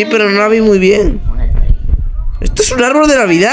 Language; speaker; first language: Spanish; native; Spanish